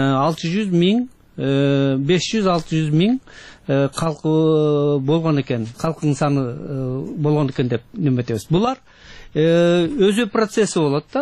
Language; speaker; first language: Kyrgyz; native; Kyrgyz